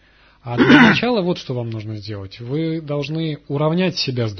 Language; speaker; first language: Russian; native; Russian